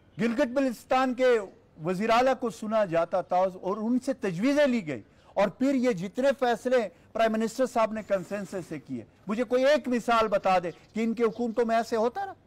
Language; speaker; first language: Urdu; non-native, local second language; Pashto